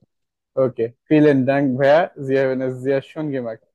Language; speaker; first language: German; non-native, fluent; Bangla